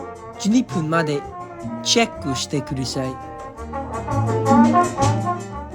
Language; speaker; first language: Japanese; non-native, learner; English